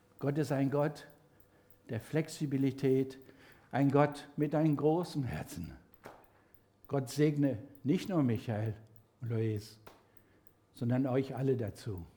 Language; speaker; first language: German; non-native, fluent; Spanish